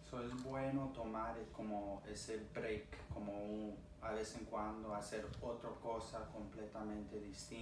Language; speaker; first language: Spanish; early bilingual, other home language; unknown